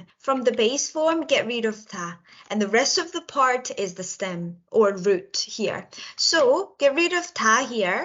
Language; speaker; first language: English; non-native, local second language; Korean